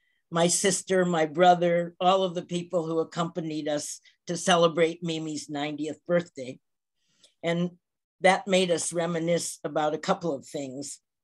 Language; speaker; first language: English; native; English